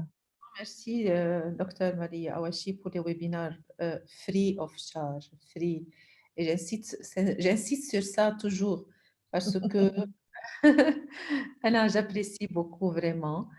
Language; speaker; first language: French; non-native, local second language; Arabic